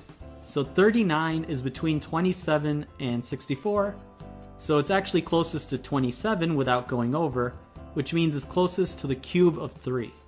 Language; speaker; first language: English; native; English